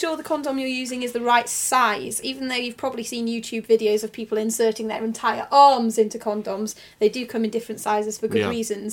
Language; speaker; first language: English; native; English